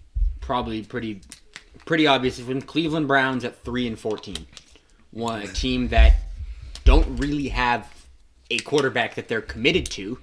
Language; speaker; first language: English; native; English